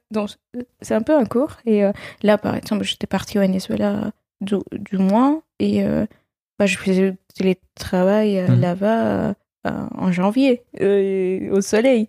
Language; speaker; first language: French; non-native, fluent; Spanish